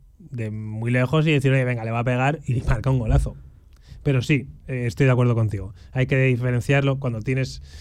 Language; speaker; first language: Spanish; native; Spanish